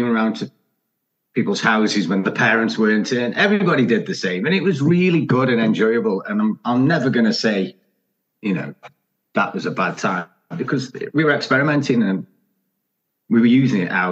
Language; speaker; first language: English; native; English